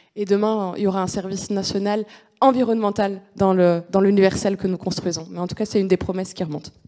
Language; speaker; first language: French; native; French